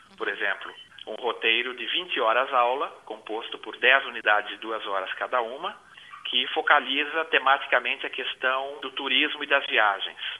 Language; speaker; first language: Portuguese; native; Portuguese